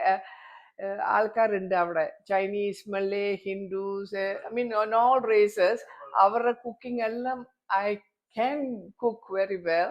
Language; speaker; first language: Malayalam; early bilingual, heritage; Malayalam